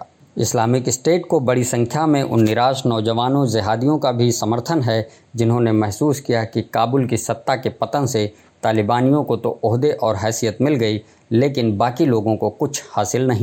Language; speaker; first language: Hindi; native; Hindi